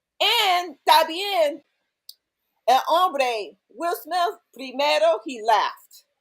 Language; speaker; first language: Spanish; non-native, learner; English